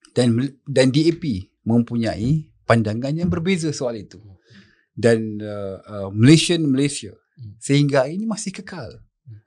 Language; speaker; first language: Malay; native; Malay